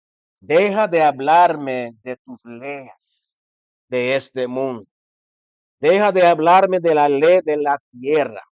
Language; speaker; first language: Spanish; non-native, fluent; English